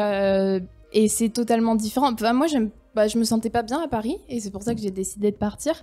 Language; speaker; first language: French; native; French